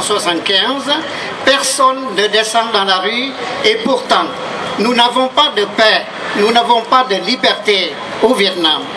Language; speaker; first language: French; non-native, fluent; Vietnamese